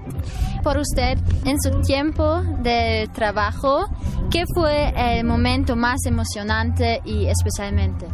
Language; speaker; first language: Spanish; non-native, learner; German